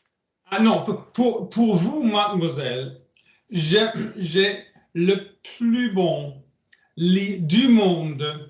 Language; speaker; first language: French; non-native, learner; English